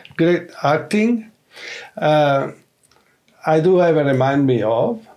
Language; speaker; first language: English; non-native, fluent; Italian